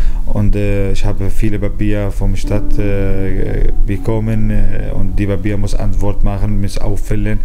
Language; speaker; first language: German; non-native, learner; Arabic